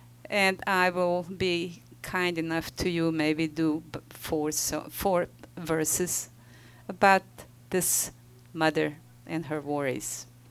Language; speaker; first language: English; non-native, fluent; Ladino